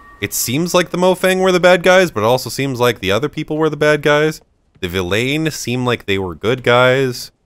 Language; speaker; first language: English; native; English